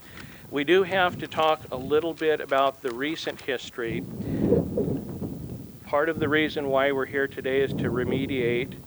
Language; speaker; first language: English; native; English